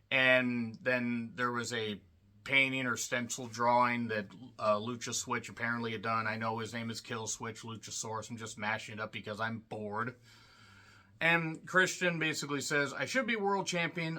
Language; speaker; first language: English; native; English